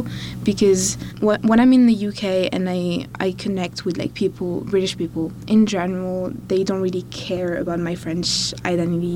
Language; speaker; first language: English; non-native, fluent; French